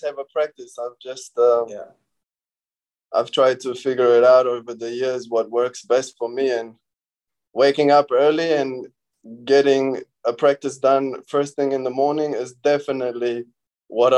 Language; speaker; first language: English; early bilingual, other home language; Romanian